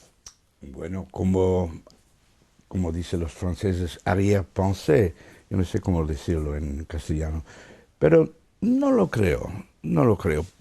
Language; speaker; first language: Spanish; non-native, fluent; Dutch